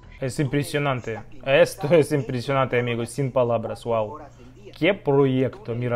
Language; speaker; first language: Spanish; non-native, learner; Russian